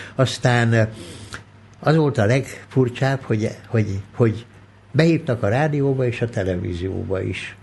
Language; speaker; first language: Hungarian; early bilingual, other home language; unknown